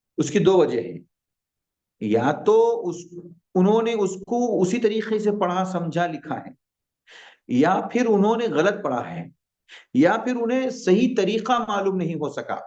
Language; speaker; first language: Urdu; native; Urdu